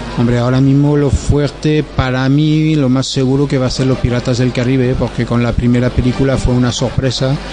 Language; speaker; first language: Spanish; non-native, fluent; French